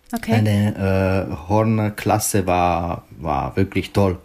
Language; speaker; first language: German; non-native, learner; Czech